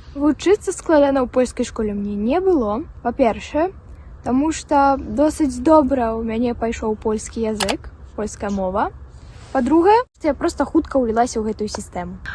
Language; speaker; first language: Belarusian; non-native, local second language; Russian